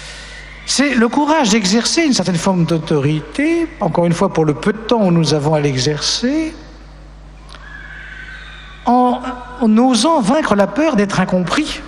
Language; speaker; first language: French; native; French